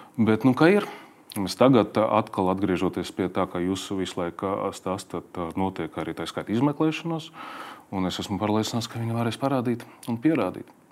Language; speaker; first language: Latvian; non-native, local second language; Russian